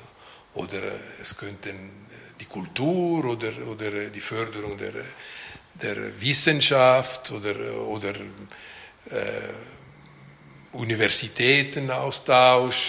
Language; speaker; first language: German; non-native, local second language; Italian